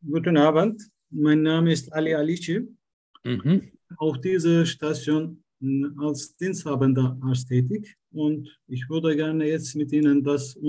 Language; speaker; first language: German; non-native, learner; Turkish